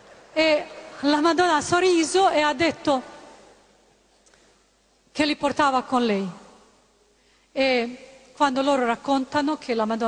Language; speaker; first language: Italian; non-native, fluent; Croatian